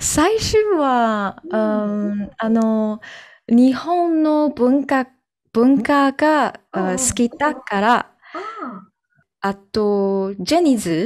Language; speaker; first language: Japanese; non-native, learner; Chinese